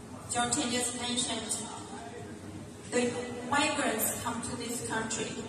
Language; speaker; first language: English; non-native, fluent; Chinese